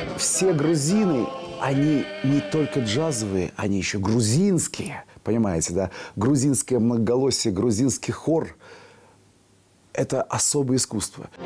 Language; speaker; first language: Russian; native; Russian